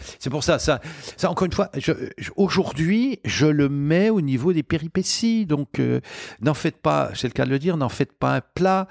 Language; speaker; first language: French; native; French